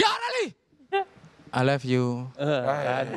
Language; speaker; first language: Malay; non-native, local second language; Javanese